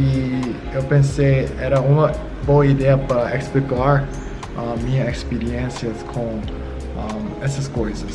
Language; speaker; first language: Portuguese; non-native, learner; English